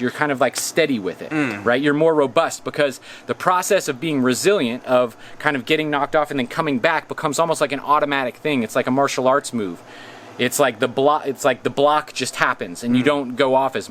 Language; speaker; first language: English; native; English